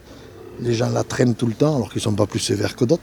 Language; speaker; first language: French; native; French